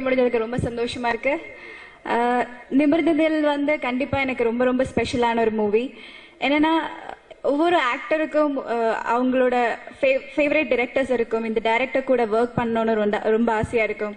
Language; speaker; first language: Tamil; non-native, fluent; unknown